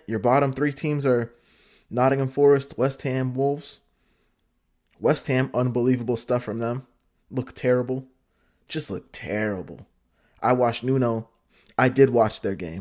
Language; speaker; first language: English; native; English